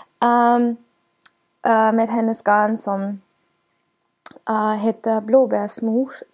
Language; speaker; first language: Swedish; non-native, fluent; German